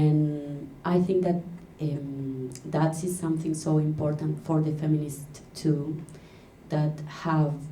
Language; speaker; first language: English; non-native, learner; Spanish